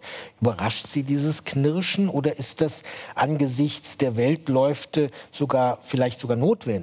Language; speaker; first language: German; native; German